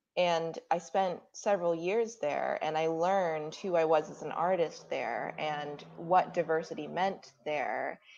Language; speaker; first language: English; native; English